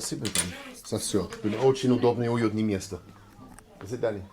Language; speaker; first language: Russian; non-native, learner; English